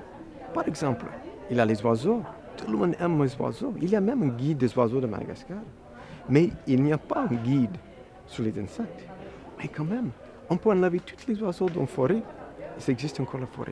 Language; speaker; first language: French; non-native, fluent; English